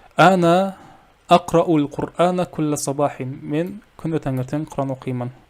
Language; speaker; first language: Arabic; non-native, fluent; Kazakh